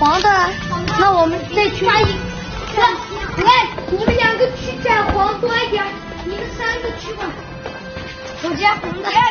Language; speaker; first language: Chinese; non-native, local second language; Uyghur